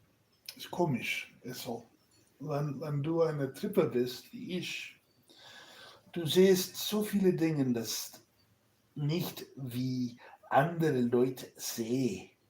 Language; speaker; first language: German; non-native, learner; Spanish